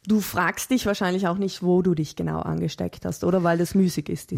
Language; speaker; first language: German; native; German